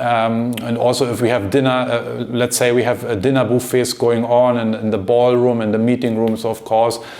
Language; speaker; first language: English; non-native, fluent; German